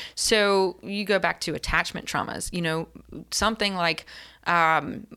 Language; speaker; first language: English; native; English